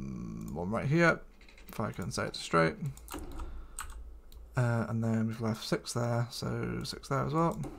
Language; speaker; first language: English; native; English